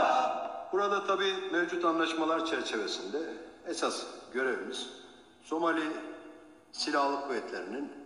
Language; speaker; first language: Turkish; native; Turkish